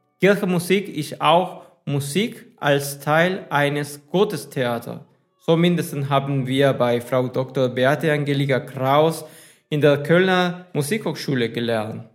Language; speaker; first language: German; non-native, fluent; Spanish